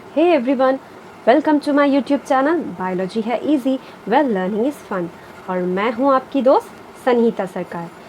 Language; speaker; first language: Hindi; non-native, local second language; Bangla